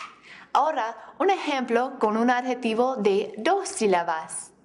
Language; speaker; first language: Spanish; non-native, fluent; English